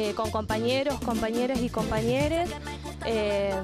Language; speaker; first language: Spanish; native; Spanish